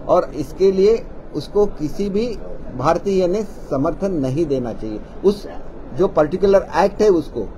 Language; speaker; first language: Hindi; non-native, local second language; Marathi